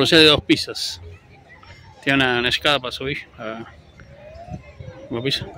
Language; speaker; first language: Spanish; non-native, fluent; Portuguese